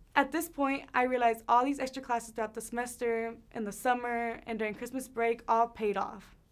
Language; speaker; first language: English; early bilingual, other home language; Spanish